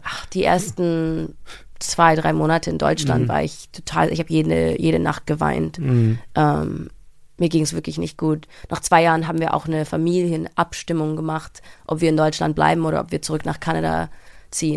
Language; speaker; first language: German; early bilingual, heritage; German